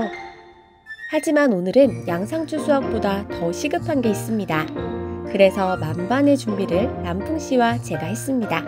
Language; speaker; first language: Korean; native; Korean